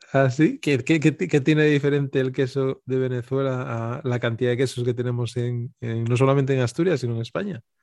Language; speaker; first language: Spanish; native; Spanish